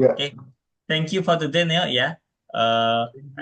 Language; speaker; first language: English; non-native, fluent; Indonesian